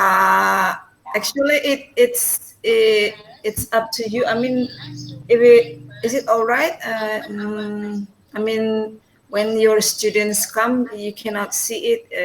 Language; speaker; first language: English; non-native, fluent; Indonesian